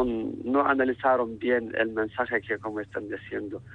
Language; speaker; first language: Spanish; non-native, learner; Turkish